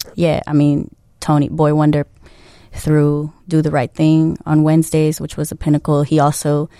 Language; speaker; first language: English; early bilingual, other home language; Filipino